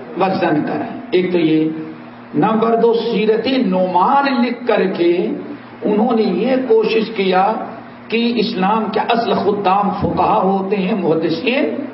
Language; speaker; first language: Urdu; native; Urdu